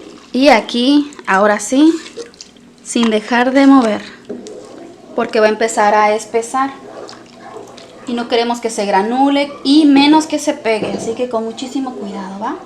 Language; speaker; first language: Spanish; native; Spanish